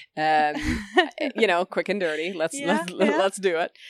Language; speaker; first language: English; early bilingual, other home language; Dutch